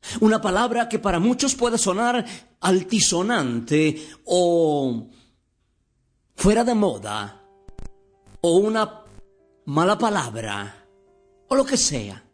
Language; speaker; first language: Spanish; native; Spanish